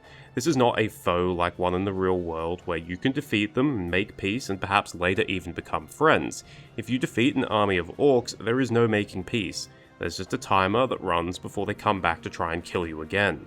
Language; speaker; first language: English; native; English